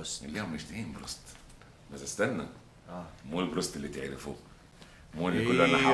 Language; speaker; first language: Arabic; native; Arabic